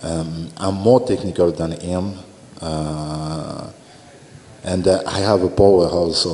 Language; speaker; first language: English; non-native, learner; French